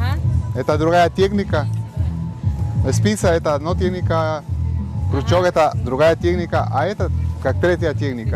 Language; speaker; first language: Russian; non-native, learner; Spanish